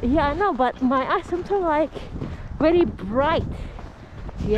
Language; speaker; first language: English; non-native, learner; Indonesian